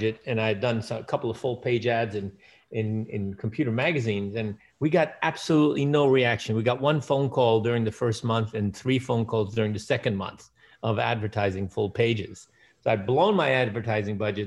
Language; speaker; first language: English; early bilingual, other home language; Dutch